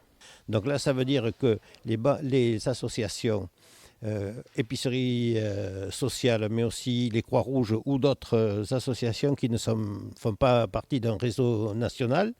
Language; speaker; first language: French; native; French